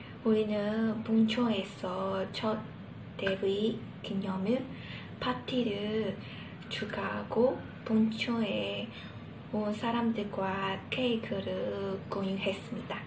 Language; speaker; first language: Korean; non-native, learner; Burmese